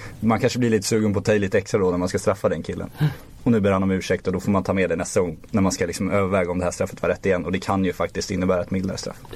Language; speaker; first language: Swedish; native; Swedish